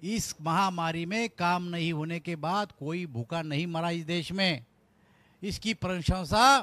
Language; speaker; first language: Hindi; non-native, local second language; Marathi